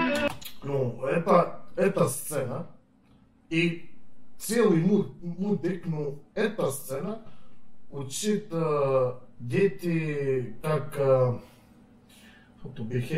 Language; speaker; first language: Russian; non-native, learner; Serbian